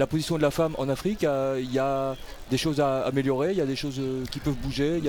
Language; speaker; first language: French; native; French